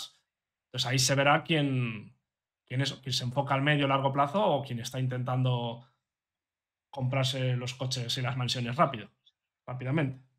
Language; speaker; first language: Spanish; native; Spanish